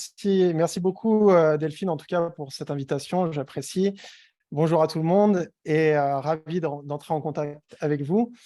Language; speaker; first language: French; native; French